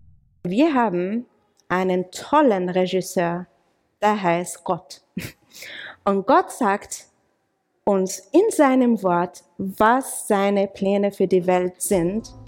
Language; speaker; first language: German; non-native, fluent; English